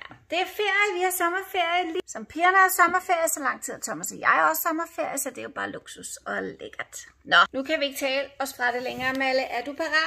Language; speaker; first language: Danish; native; Danish